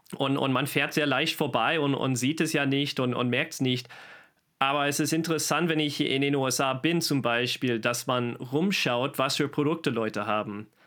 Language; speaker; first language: German; non-native, fluent; English